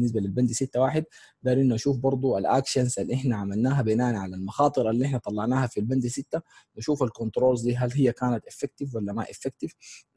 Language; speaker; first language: Arabic; native; Arabic